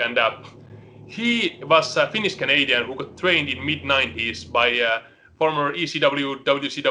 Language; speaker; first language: English; non-native, fluent; Finnish